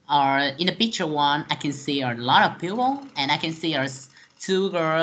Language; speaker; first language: English; non-native, learner; Vietnamese